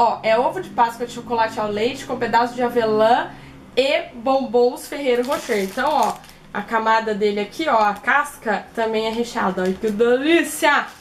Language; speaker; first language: Portuguese; native; Portuguese